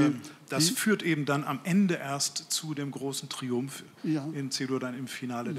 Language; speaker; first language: German; native; German